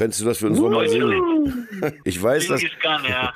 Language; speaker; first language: German; native; German